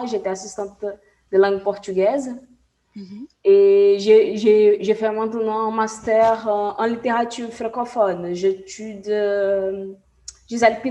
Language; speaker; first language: French; non-native, fluent; Portuguese